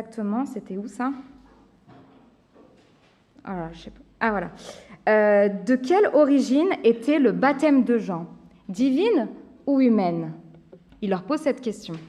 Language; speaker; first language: French; native; French